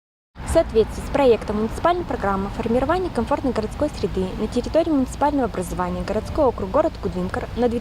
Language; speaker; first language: Russian; native; Russian